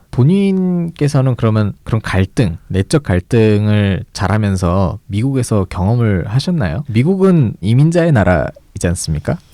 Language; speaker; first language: Korean; native; Korean